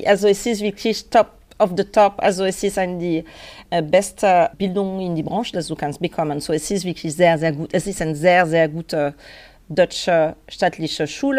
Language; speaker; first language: German; non-native, fluent; French